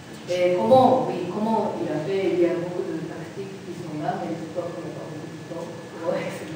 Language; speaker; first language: French; non-native, learner; Japanese